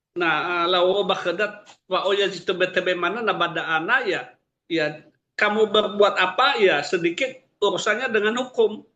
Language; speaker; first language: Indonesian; non-native, local second language; Nias